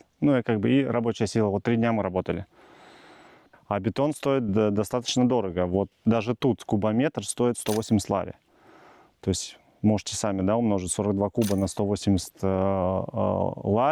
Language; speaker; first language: Russian; native; Russian